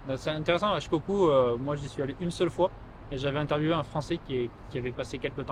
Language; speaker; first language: French; native; French